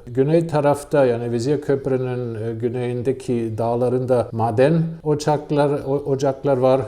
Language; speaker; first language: Turkish; non-native, fluent; German